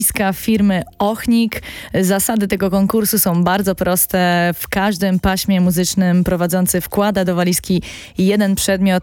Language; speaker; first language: Polish; native; Polish